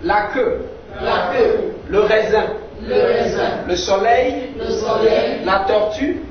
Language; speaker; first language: French; non-native, fluent; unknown